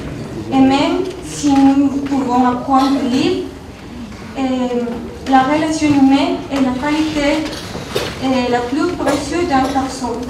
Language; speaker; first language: French; non-native, learner; Spanish